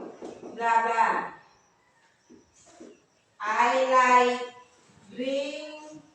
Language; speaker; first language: English; non-native, learner; Indonesian